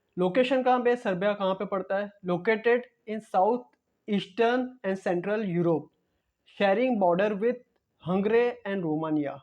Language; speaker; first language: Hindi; non-native, local second language; Marathi